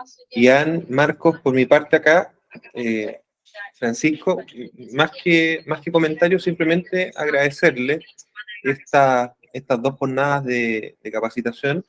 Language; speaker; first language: Spanish; native; Spanish